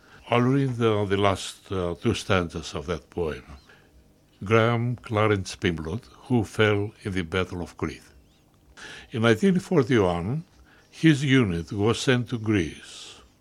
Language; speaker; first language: English; non-native, fluent; Greek